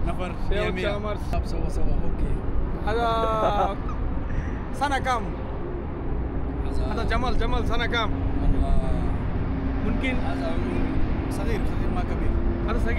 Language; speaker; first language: Arabic; non-native, learner; Bangla